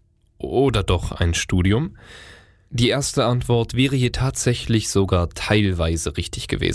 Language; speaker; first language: German; native; German